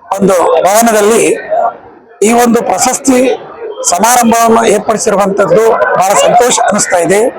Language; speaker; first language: Kannada; native; Kannada